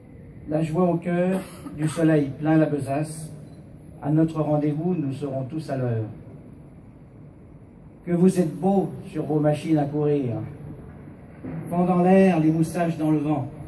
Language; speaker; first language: French; native; French